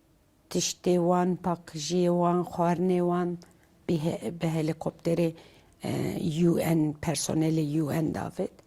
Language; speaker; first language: Kurdish; non-native, local second language; Turkish